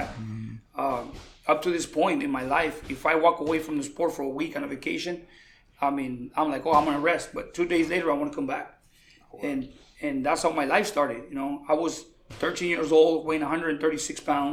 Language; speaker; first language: English; early bilingual, other home language; Spanish